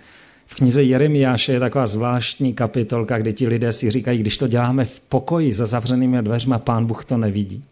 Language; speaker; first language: Czech; native; Czech